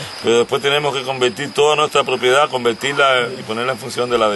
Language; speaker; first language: Spanish; native; Spanish